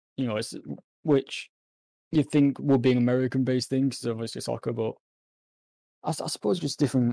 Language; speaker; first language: English; native; English